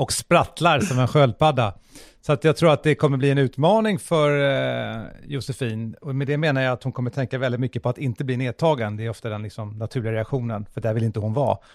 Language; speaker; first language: Swedish; native; Swedish